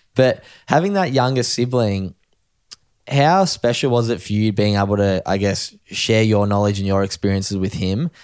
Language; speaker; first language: English; native; English